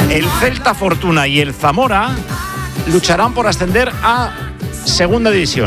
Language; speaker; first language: Spanish; native; Spanish